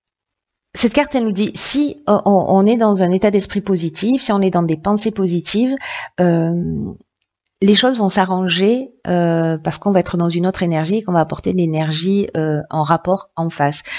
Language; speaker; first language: French; native; French